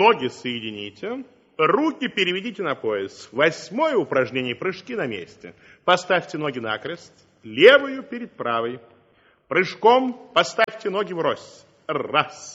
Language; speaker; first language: Russian; native; Russian